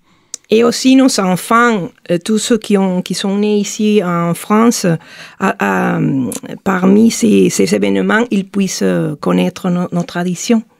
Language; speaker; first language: French; non-native, fluent; Spanish